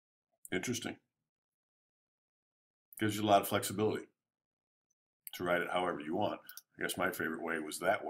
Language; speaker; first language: English; native; English